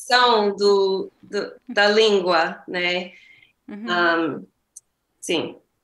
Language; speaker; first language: Portuguese; non-native, learner; English